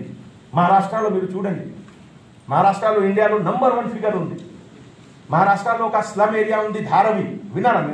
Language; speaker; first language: Telugu; non-native, fluent; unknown